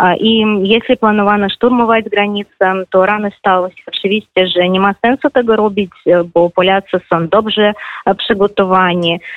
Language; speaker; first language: Polish; non-native, fluent; Russian